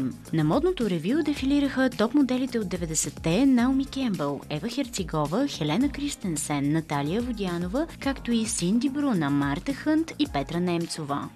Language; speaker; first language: Bulgarian; native; Bulgarian